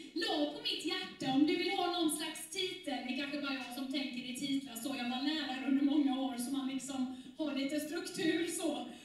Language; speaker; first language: Swedish; native; Swedish